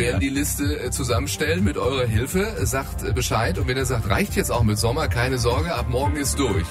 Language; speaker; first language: German; native; German